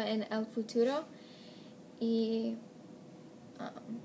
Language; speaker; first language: Spanish; non-native, learner; English